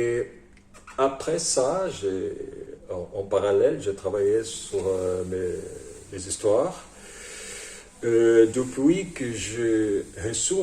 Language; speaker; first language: French; non-native, fluent; Portuguese